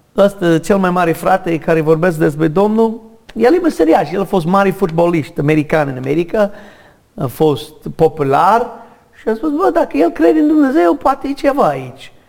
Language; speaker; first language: Romanian; non-native, learner; English